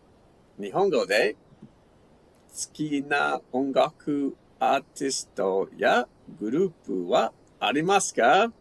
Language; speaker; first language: Japanese; non-native, learner; English